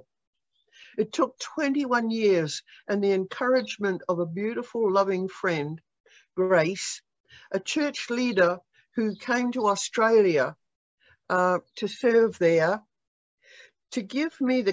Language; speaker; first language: English; native; English